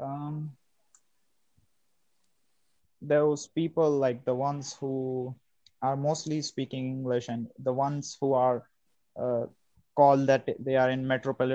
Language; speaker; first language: English; non-native, local second language; Hindi